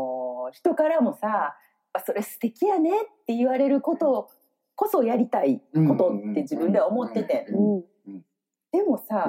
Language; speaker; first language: Japanese; native; Japanese